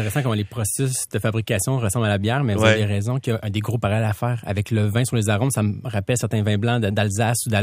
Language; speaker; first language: French; native; French